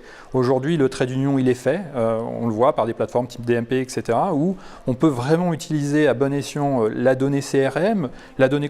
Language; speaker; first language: French; native; French